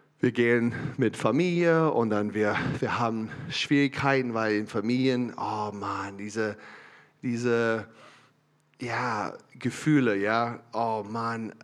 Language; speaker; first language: German; non-native, learner; English